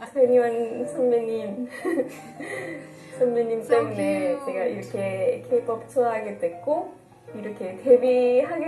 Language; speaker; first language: Korean; non-native, fluent; Indonesian